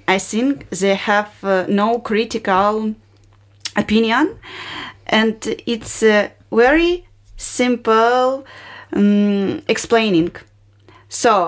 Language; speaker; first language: English; non-native, learner; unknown